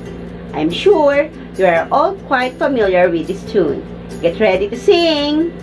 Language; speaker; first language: English; non-native, local second language; Filipino